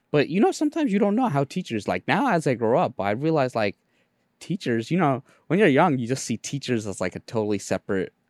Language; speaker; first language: English; early bilingual, other home language; Bangla